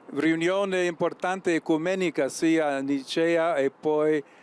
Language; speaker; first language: Italian; non-native, fluent; English